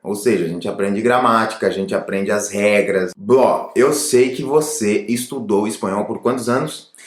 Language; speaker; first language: Portuguese; native; Portuguese